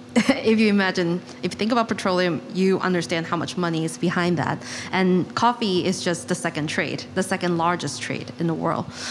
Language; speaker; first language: English; non-native, local second language; Chinese